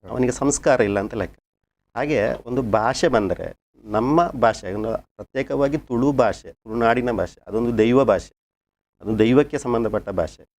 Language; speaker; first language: Kannada; non-native, local second language; Tulu